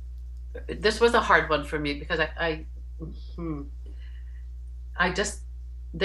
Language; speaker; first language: English; native; English